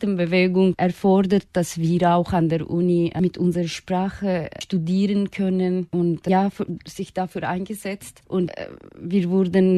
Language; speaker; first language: German; non-native, fluent; Kurdish